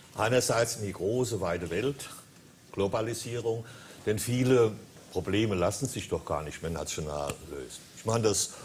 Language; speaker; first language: German; native; German